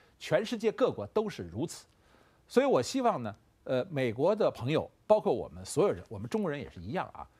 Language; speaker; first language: Chinese; native; Chinese